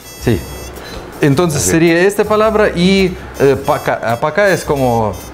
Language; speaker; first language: Spanish; non-native, fluent; Russian